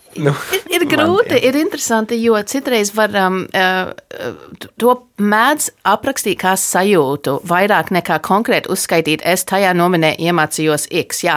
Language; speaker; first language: Latvian; early bilingual, heritage; Latvian